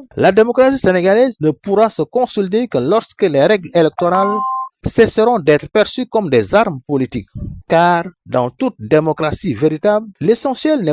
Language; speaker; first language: French; non-native, local second language; Wolof